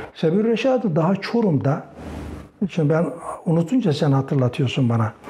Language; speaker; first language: Turkish; native; Turkish